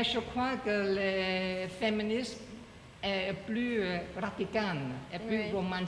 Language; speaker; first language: French; non-native, learner; Chinese